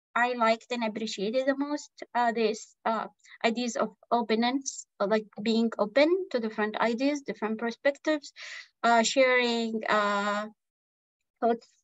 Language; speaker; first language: English; non-native, fluent; Arabic